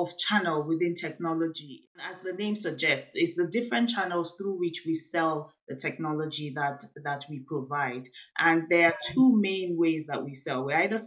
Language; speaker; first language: English; non-native, local second language; Igbo